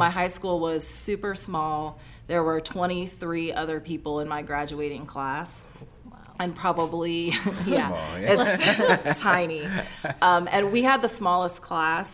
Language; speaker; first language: English; native; English